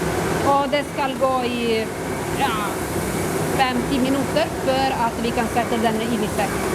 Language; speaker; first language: Norwegian; non-native, fluent; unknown